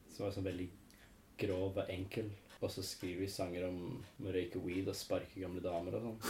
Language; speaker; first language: Norwegian; non-native, fluent; English